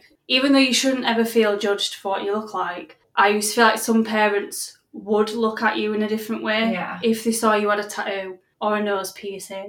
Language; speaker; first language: English; native; English